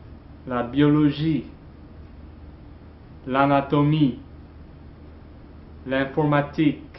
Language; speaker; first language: French; non-native, fluent; English